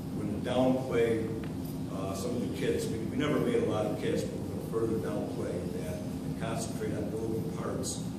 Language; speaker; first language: English; native; English